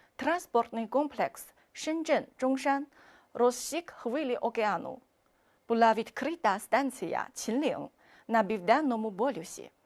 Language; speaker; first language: Ukrainian; non-native, fluent; Chinese